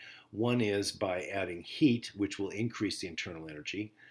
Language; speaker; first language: English; native; English